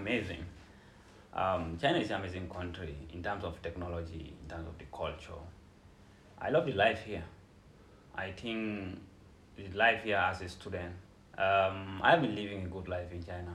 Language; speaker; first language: English; non-native, local second language; Fula